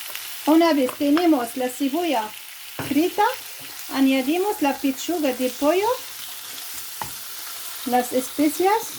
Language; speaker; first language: Spanish; non-native, fluent; Arabic